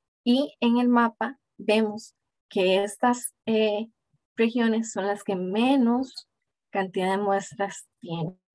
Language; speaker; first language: Spanish; native; Spanish